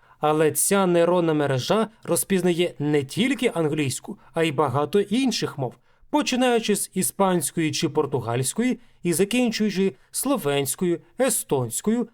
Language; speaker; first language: Ukrainian; native; Ukrainian